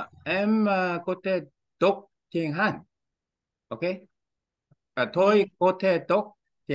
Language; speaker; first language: Vietnamese; non-native, learner; Korean